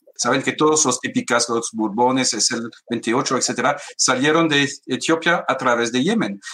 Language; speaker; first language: Spanish; non-native, fluent; French